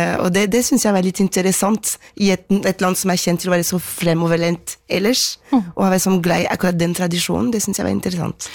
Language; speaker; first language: Norwegian; non-native, fluent; French